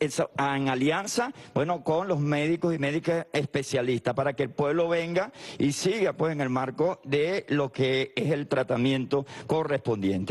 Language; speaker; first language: Spanish; native; Spanish